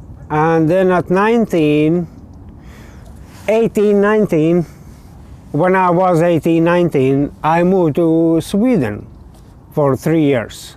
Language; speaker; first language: English; non-native, learner; Latvian